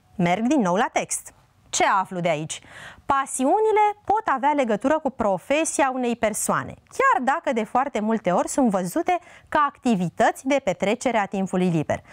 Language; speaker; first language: Romanian; native; Romanian